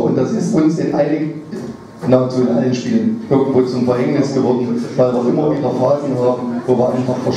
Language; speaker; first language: German; native; German